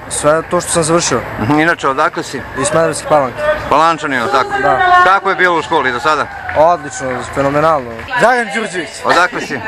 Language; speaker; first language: Serbian; native; Serbian